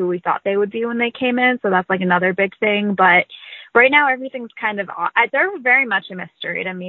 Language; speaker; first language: English; native; English